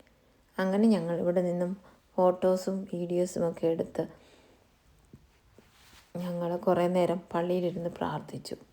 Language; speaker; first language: Malayalam; native; Malayalam